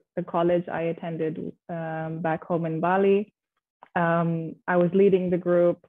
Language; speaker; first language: English; non-native, fluent; Indonesian